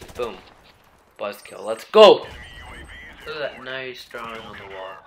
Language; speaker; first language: English; native; English